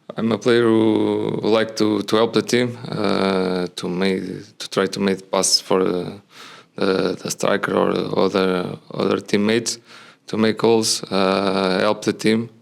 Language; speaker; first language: English; non-native, learner; Portuguese